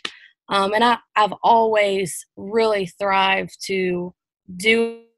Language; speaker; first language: English; native; English